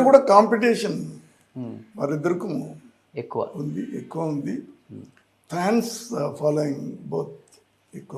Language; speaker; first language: Telugu; non-native, learner; Tamil